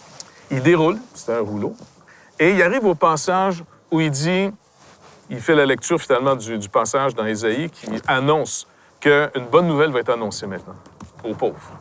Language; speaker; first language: French; native; French